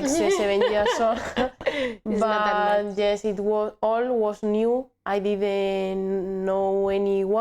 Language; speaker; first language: English; non-native, learner; Spanish